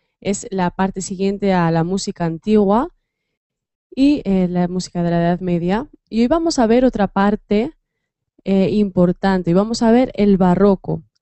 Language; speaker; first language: Spanish; native; Spanish